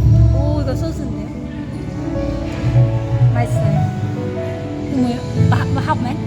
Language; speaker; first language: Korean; non-native, fluent; Khmer